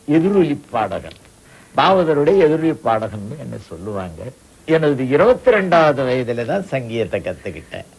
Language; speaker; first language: Tamil; non-native, local second language; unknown